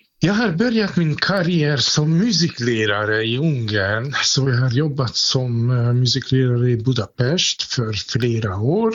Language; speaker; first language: Swedish; non-native, fluent; Hungarian